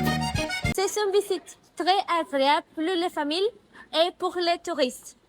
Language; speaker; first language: French; non-native, learner; Spanish